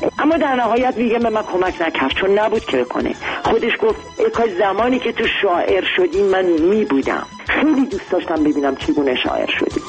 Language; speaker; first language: Persian; non-native, local second language; Armenian